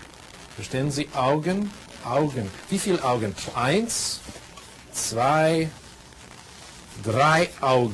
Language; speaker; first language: German; non-native, fluent; English